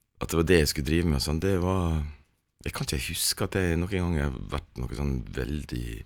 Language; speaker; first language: Norwegian; native; Norwegian